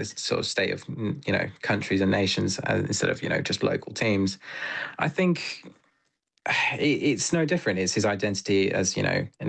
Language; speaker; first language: English; native; English